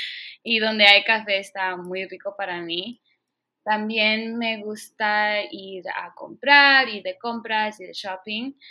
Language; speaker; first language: Spanish; early bilingual, heritage; Spanish